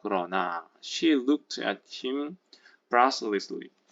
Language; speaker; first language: English; non-native, fluent; Korean